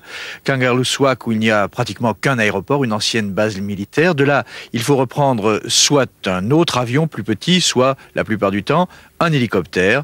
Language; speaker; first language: French; native; French